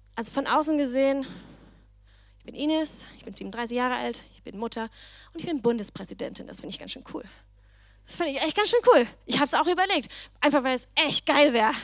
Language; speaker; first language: German; non-native, fluent; Danish